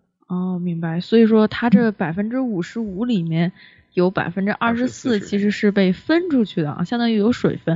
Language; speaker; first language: Chinese; native; Chinese